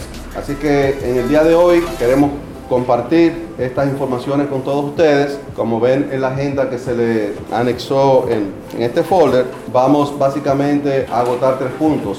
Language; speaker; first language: Spanish; native; Spanish